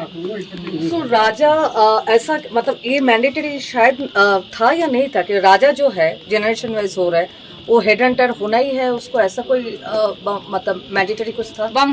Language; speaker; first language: Hindi; native; Hindi